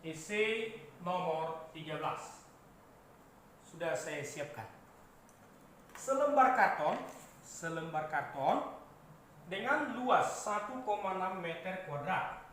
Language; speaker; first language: Indonesian; native; Indonesian